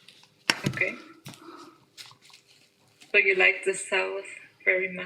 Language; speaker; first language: English; non-native, fluent; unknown